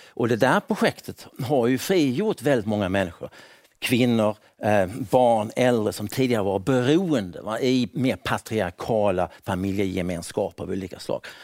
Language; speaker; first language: Swedish; native; Swedish